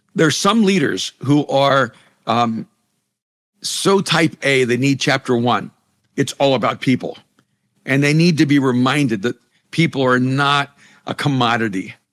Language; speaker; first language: English; non-native, fluent; Spanish